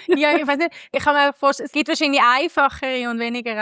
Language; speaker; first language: German; native; German